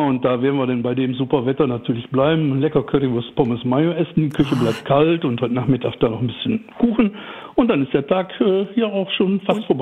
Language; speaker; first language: German; native; German